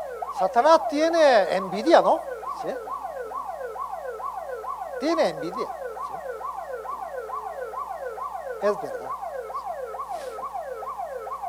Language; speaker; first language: Spanish; non-native, learner; Korean